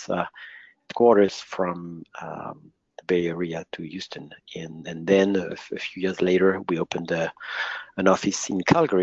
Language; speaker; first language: English; non-native, fluent; French